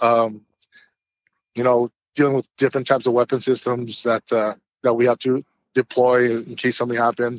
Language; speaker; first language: English; native; English